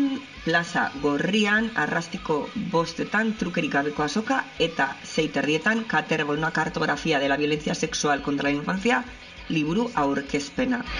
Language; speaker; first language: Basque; native; Basque